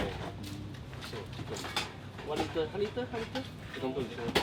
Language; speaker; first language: Korean; non-native, learner; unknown